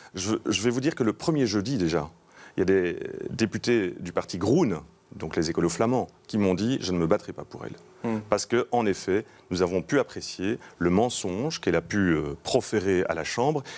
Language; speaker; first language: French; native; French